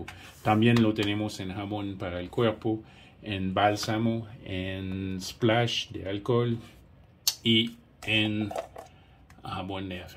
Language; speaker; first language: Spanish; non-native, fluent; English